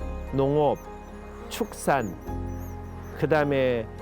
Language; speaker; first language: Korean; native; Korean